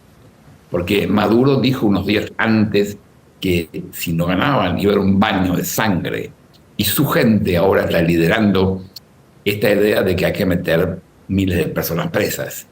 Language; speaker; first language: Spanish; native; Spanish